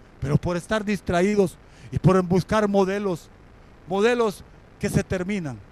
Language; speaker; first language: Spanish; native; Spanish